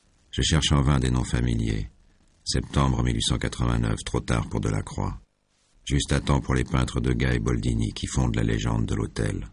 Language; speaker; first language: French; native; French